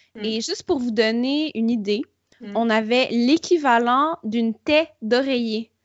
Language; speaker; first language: French; native; French